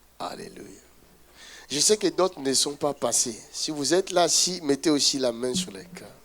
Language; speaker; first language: French; non-native, local second language; Lingala